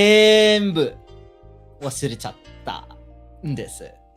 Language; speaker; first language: Japanese; non-native, learner; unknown